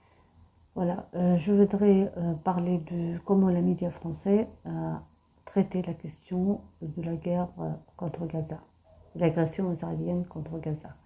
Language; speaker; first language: French; non-native, fluent; Arabic